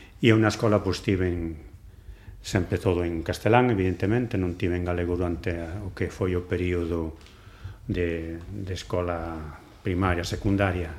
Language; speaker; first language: Galician; non-native, local second language; Spanish